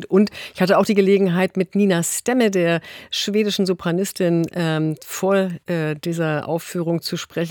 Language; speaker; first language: German; native; German